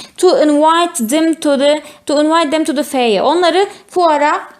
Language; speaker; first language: English; non-native, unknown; Turkish